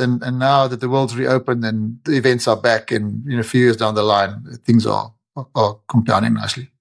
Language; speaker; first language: English; non-native, local second language; Afrikaans